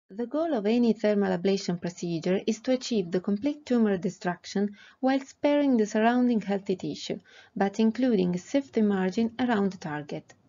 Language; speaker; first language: English; non-native, fluent; Italian